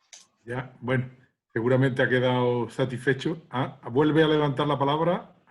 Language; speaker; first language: Spanish; native; Spanish